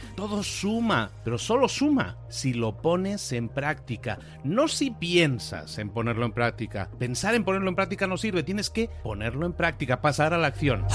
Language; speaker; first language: Spanish; native; Spanish